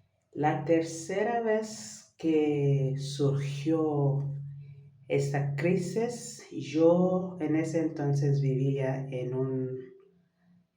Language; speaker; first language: Spanish; non-native, fluent; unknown